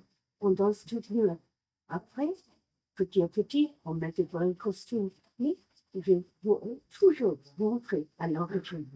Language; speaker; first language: French; non-native, learner; English